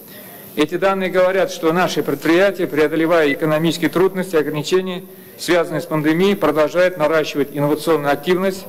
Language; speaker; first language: Russian; native; Russian